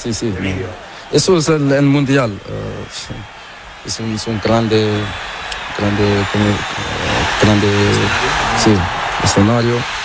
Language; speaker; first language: Spanish; non-native, learner; Portuguese